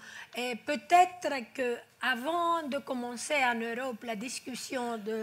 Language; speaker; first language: French; non-native, fluent; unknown